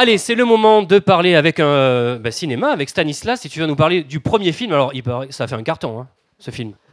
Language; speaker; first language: French; native; French